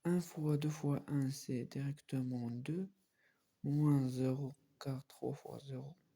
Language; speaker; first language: French; non-native, local second language; Arabic